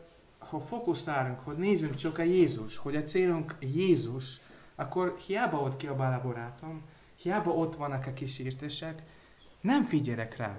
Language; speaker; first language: Hungarian; non-native, learner; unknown